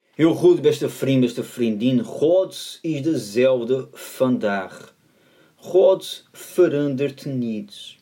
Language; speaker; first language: Dutch; non-native, fluent; Portuguese